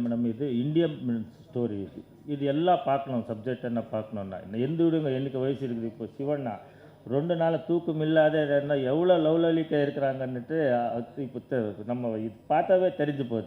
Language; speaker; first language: Tamil; non-native, learner; Kannada